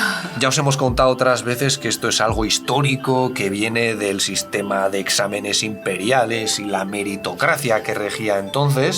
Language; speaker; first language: Spanish; native; Spanish